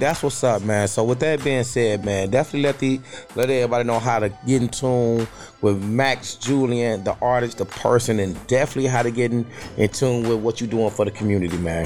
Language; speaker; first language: English; native; English